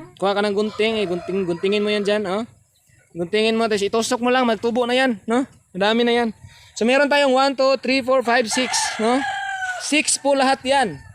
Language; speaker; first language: Filipino; non-native, local second language; Cebuano